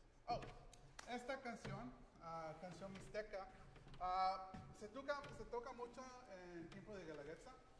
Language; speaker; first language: Spanish; early bilingual, heritage; Spanish